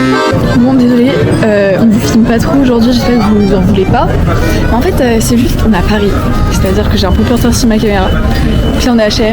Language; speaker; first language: French; native; French